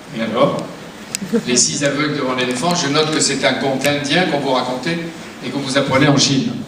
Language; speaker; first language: French; native; French